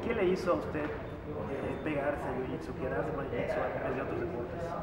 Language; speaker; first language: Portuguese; non-native, learner; Spanish